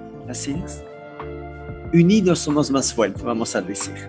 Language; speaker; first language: Spanish; non-native, learner; French